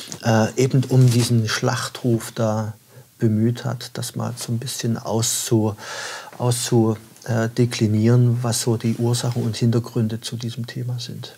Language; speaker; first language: German; native; German